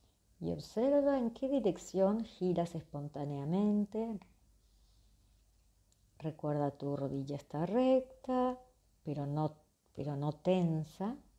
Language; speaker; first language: Spanish; native; Spanish